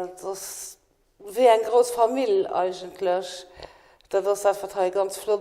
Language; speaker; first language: German; non-native, local second language; Luxembourgish